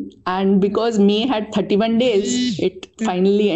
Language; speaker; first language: English; non-native, local second language; Marathi